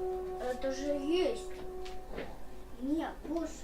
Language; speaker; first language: Russian; early bilingual, other home language; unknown